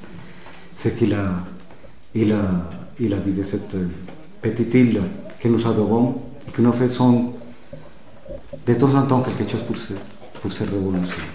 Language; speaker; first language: French; non-native, fluent; Spanish